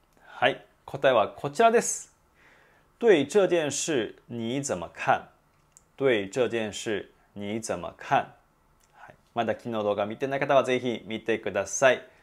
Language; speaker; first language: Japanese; non-native, fluent; Chinese